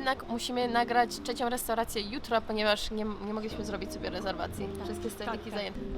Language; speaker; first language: Polish; early bilingual, heritage; English